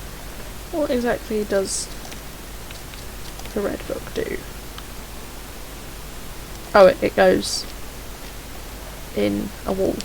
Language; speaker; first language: English; native; English